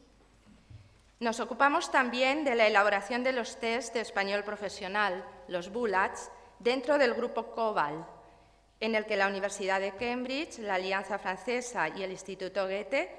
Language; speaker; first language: Spanish; native; Spanish